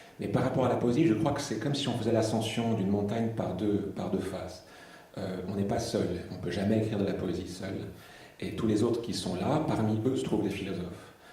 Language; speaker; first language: French; native; French